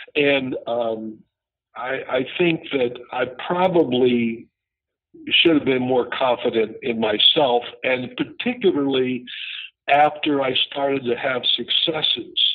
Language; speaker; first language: English; native; English